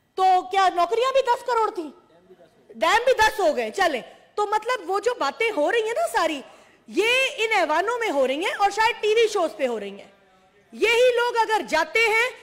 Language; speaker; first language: Urdu; non-native, local second language; Sindhi